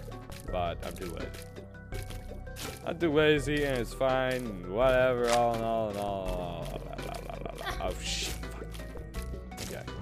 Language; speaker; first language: English; native; English